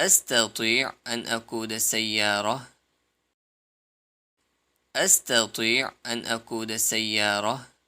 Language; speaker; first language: Arabic; non-native, fluent; Urdu